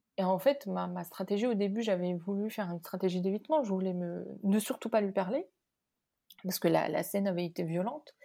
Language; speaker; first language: French; non-native, local second language; Arabic